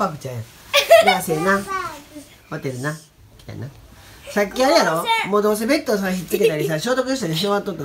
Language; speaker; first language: Japanese; native; Japanese